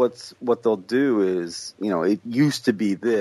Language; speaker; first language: English; native; English